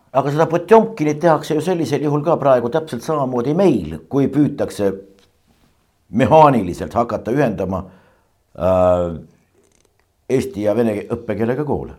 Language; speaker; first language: Estonian; native; Estonian